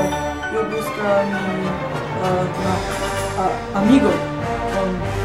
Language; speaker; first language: Spanish; non-native, learner; English